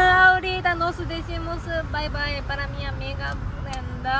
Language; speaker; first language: Spanish; non-native, learner; Japanese